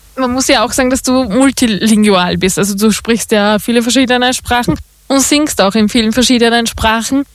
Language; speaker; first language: German; native; German